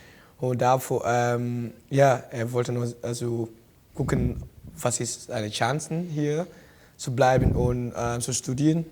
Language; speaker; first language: German; non-native, fluent; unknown